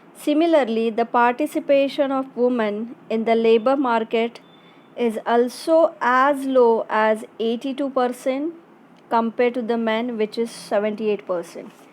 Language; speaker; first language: English; non-native, local second language; Marathi